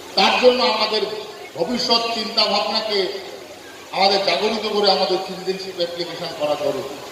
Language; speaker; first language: Bangla; native; Bangla